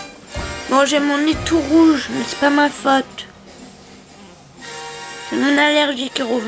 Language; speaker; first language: French; native; French